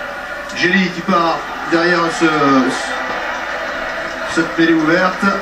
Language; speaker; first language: French; native; French